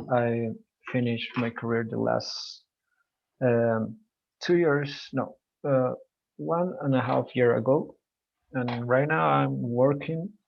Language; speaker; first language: English; non-native, learner; Spanish